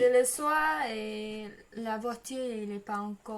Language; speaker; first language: French; non-native, learner; Khmer